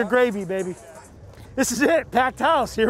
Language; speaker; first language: English; native; English